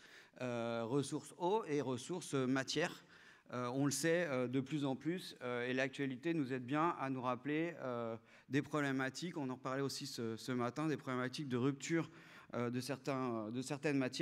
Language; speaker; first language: French; native; French